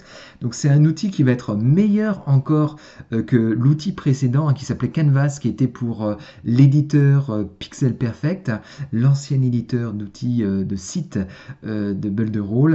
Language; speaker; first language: French; native; French